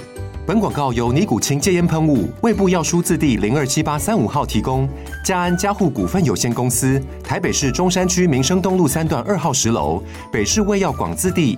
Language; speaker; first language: Chinese; native; Chinese